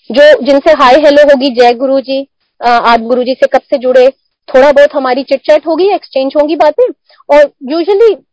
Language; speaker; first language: Hindi; non-native, local second language; Punjabi